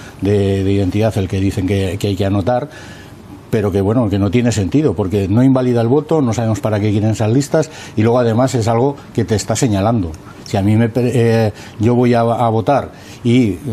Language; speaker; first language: Spanish; native; Spanish